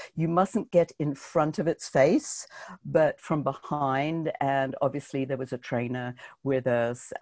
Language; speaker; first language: English; native; English